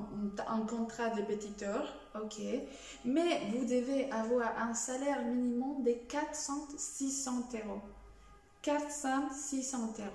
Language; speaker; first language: French; non-native, fluent; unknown